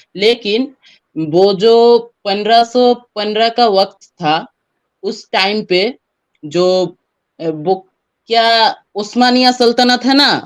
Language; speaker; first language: Hindi; non-native, fluent; Bangla